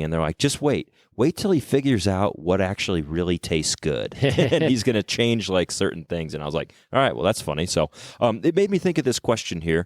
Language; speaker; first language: English; native; English